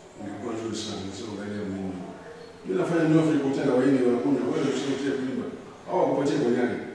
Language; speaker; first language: Swahili; native; Swahili